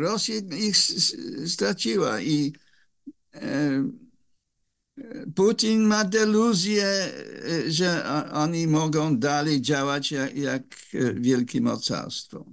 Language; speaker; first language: Polish; non-native, fluent; English